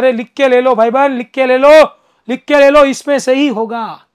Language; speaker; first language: Hindi; non-native, local second language; Gujarati